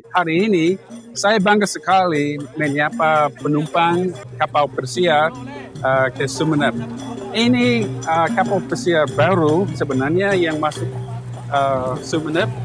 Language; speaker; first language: Indonesian; non-native, fluent; English